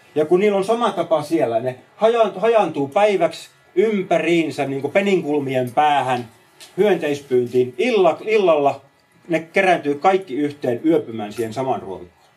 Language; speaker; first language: Finnish; native; Finnish